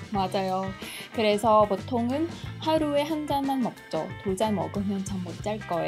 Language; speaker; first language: Korean; non-native, fluent; Vietnamese